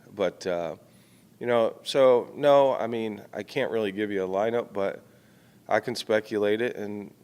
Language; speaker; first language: English; native; English